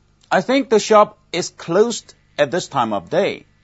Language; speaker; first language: English; non-native, fluent; Chinese